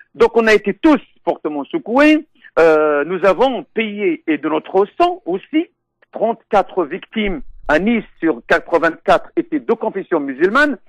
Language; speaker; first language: French; non-native, local second language; Arabic